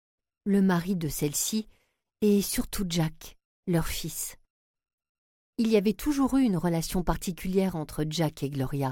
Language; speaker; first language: French; native; French